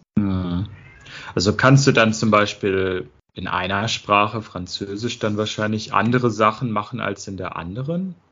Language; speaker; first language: German; native; German